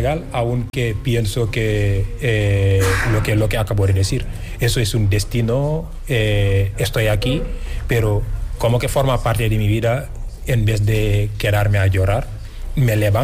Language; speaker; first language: Spanish; non-native, fluent; Wolof